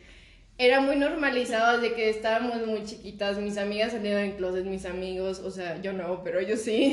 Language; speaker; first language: Spanish; native; Spanish